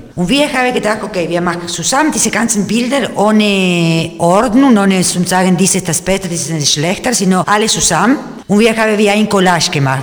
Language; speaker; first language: German; non-native, learner; Spanish